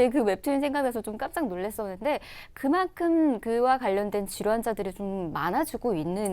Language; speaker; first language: Korean; native; Korean